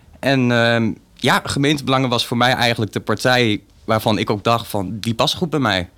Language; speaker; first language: Dutch; native; Dutch